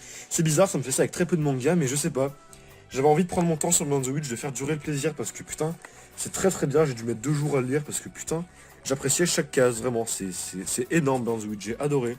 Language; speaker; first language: French; native; French